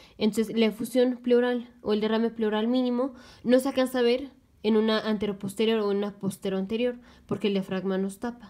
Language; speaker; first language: Spanish; native; Spanish